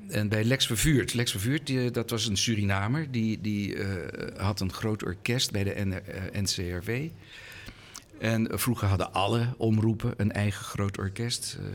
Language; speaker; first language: Dutch; early bilingual, other home language; English